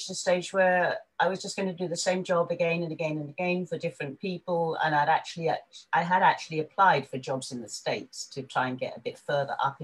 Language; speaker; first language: English; native; English